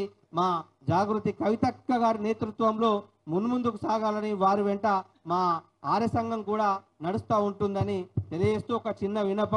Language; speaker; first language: Telugu; native; Telugu